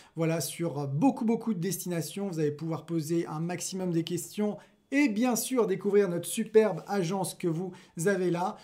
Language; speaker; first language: French; native; French